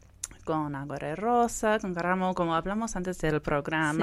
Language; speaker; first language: Spanish; non-native, learner; Persian